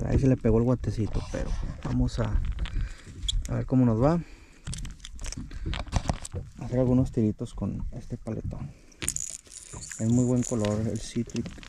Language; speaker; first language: Spanish; native; Spanish